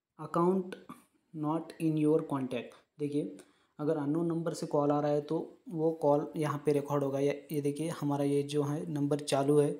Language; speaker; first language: Hindi; non-native, local second language; Marathi